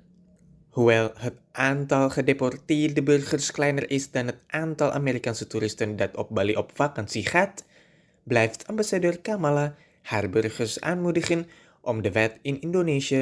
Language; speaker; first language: Dutch; non-native, fluent; Indonesian